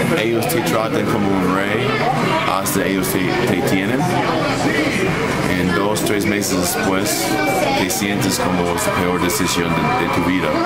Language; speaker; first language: Spanish; non-native, fluent; English